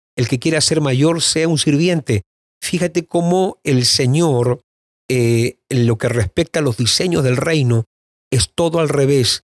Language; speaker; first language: Spanish; native; Spanish